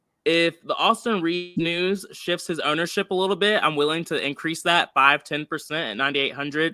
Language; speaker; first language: English; native; English